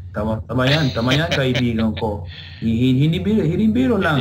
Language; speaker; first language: Filipino; non-native, learner; English